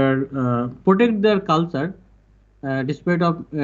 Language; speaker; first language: English; non-native, learner; Bangla